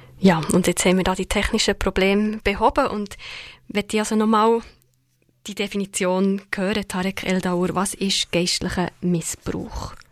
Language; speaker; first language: German; native; German